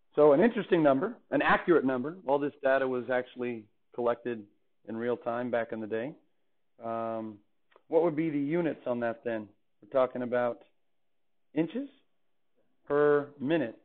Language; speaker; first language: English; native; English